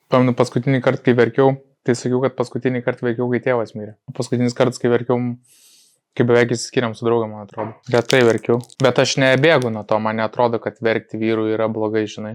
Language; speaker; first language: Lithuanian; native; Lithuanian